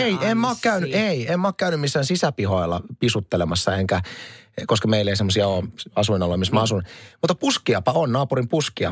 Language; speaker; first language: Finnish; native; Finnish